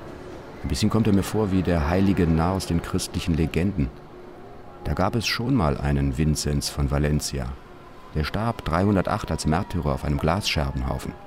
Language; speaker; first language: German; native; German